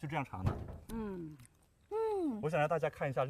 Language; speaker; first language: Chinese; native; Chinese